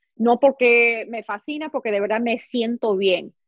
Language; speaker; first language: Spanish; early bilingual, heritage; Spanish